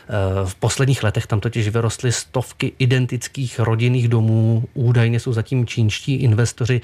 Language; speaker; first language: Czech; native; Czech